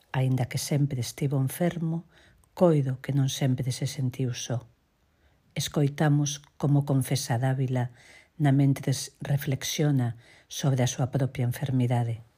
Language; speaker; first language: Galician; native; Galician